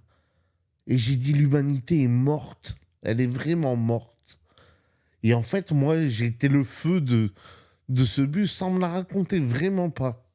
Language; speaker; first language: French; native; French